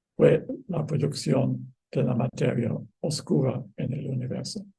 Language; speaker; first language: Spanish; non-native, fluent; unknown